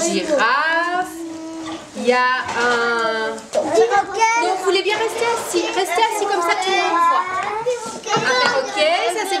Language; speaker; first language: French; native; French